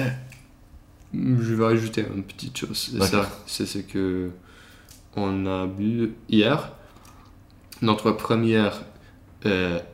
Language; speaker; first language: French; non-native, learner; Swedish